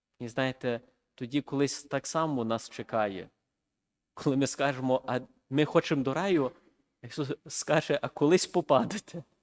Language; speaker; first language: Ukrainian; early bilingual, heritage; Ukrainian